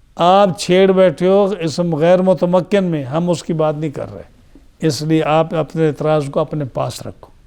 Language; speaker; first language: Urdu; non-native, local second language; Punjabi